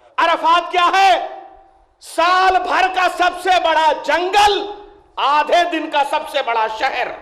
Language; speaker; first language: Hindi; native; Hindi